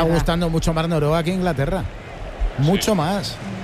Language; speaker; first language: Spanish; native; Spanish